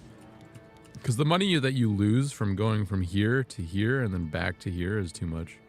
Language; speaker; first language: English; native; English